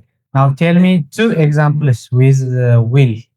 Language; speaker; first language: English; non-native, fluent; Tigrinya